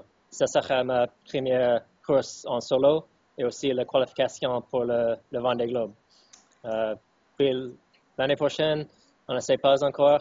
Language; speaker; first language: French; non-native, fluent; English